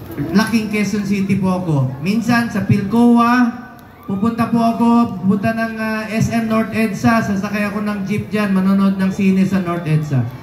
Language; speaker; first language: Filipino; non-native, local second language; Cebuano